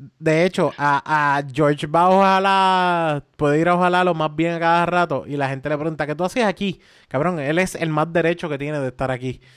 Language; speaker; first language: Spanish; native; Spanish